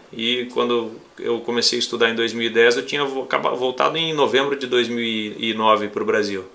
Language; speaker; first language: Portuguese; native; Portuguese